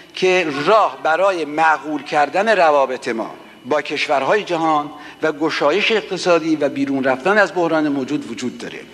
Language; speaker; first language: Persian; native; Persian